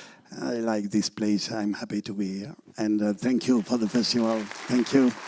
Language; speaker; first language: English; non-native, learner; French